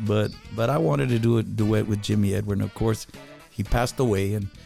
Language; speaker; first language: English; early bilingual, other home language; Spanish